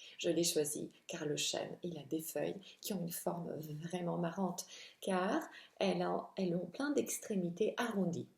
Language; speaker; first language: French; non-native, fluent; Italian